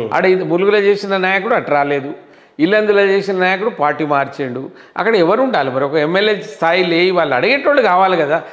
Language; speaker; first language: Telugu; non-native, local second language; Lambadi